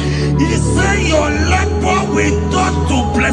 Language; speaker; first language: English; non-native, local second language; Igbo